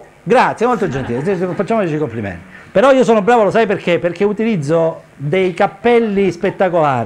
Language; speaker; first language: Italian; native; Italian